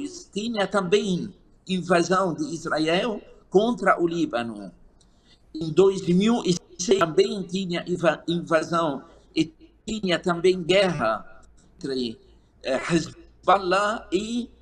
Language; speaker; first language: Portuguese; non-native, fluent; Arabic